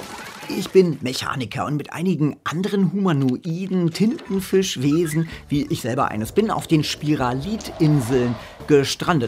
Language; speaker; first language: German; native; German